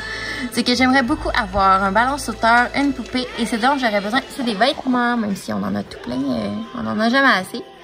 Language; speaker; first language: French; native; French